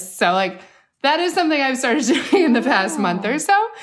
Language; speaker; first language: English; native; English